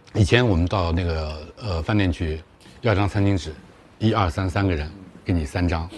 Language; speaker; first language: Chinese; native; Chinese